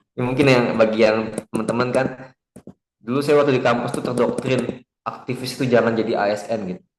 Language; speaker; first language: Indonesian; native; Indonesian